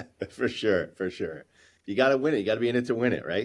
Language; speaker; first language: English; native; English